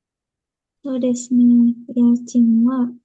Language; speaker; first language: Japanese; non-native, learner; Indonesian